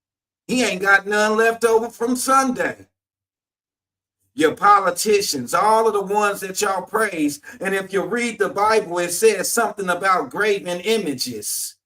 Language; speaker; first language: English; native; English